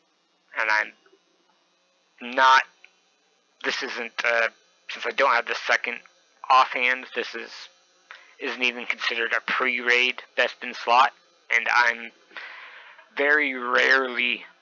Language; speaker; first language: English; native; English